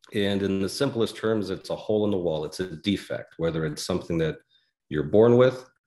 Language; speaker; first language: English; native; English